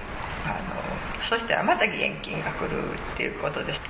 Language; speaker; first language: Japanese; native; Japanese